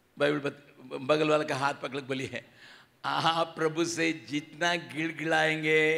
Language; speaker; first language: Hindi; non-native, local second language; Tamil